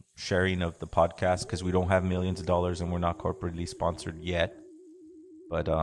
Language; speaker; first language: English; early bilingual, other home language; Spanish